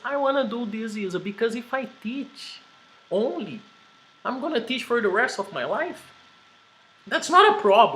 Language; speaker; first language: English; non-native, fluent; Portuguese